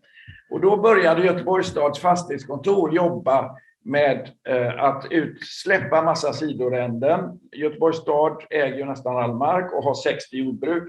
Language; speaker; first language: Swedish; native; Swedish